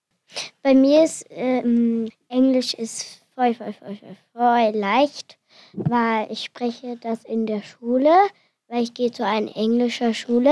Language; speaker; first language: German; non-native, learner; Finnish